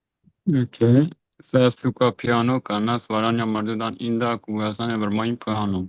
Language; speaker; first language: Indonesian; non-native, learner; Turkish